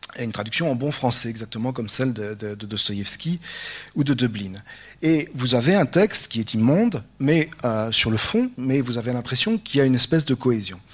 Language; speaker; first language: French; native; French